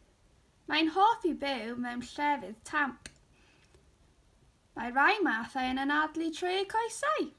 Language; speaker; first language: Welsh; non-native, local second language; English